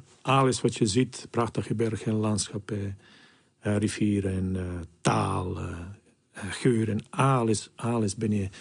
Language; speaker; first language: Dutch; non-native, fluent; Bosnian